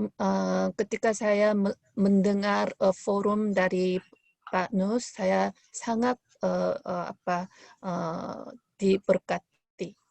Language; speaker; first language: Indonesian; non-native, fluent; Korean